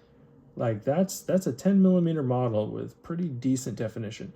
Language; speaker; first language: English; native; English